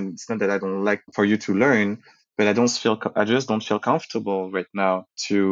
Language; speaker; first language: English; early bilingual, other home language; French